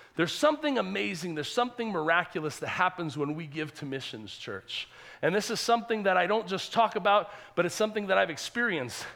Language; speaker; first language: English; native; English